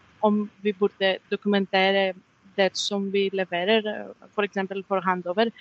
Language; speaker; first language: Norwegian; non-native, fluent; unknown